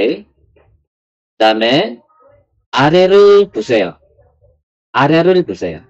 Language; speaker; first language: Korean; non-native, learner; Filipino